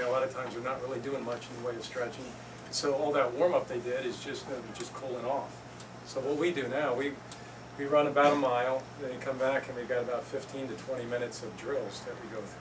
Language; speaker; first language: English; native; English